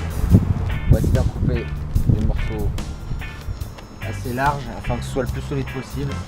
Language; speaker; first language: French; native; French